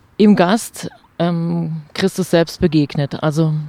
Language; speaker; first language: German; native; German